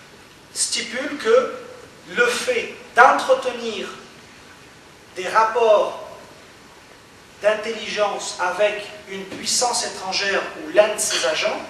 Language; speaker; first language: French; native; French